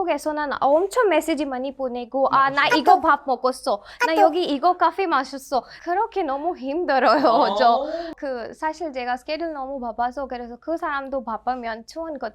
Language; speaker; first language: Korean; non-native, learner; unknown